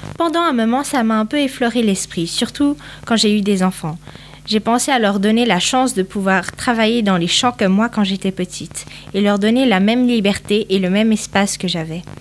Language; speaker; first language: French; early bilingual, other home language; Portuguese